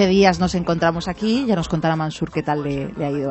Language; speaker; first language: Spanish; native; Spanish